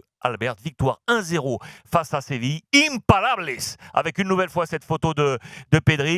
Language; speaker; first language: French; native; French